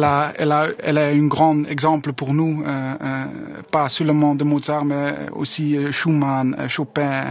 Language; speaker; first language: French; non-native, learner; Dutch